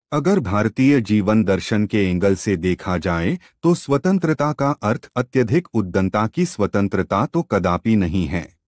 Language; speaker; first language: Hindi; native; Hindi